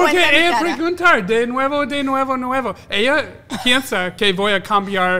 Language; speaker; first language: Spanish; non-native, learner; English